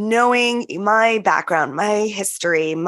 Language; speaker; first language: English; native; English